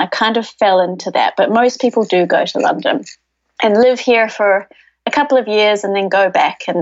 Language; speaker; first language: English; native; English